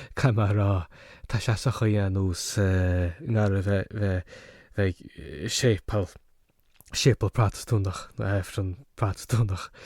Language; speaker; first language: Irish; native; Irish